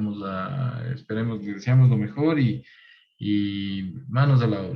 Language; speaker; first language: Spanish; native; Spanish